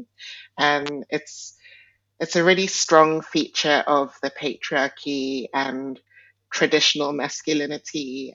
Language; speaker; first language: English; non-native, local second language; Igbo